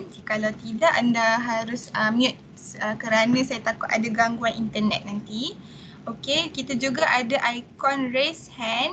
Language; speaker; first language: Malay; native; Malay